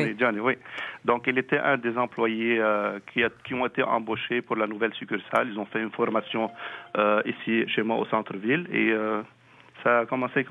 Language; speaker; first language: French; non-native, local second language; Arabic